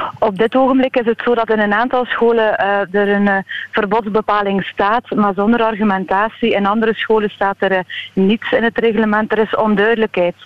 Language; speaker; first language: Dutch; native; Dutch